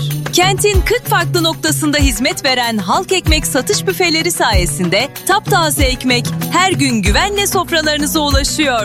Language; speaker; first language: Turkish; native; Turkish